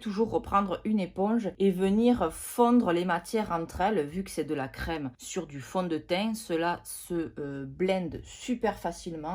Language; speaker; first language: French; native; French